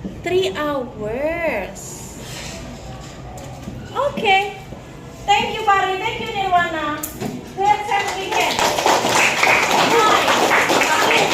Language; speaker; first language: English; non-native, learner; Indonesian